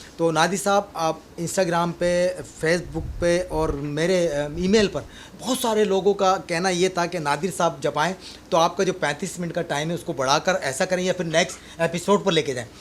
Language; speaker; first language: Urdu; non-native, local second language; Sindhi